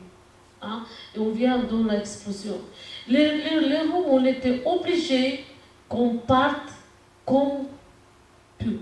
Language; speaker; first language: French; non-native, learner; Romanian